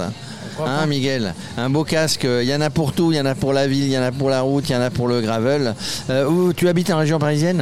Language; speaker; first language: French; native; French